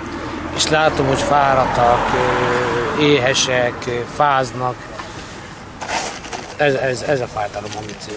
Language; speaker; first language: Hungarian; non-native, fluent; Arabic